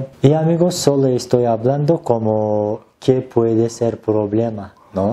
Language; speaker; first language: Spanish; non-native, learner; Turkish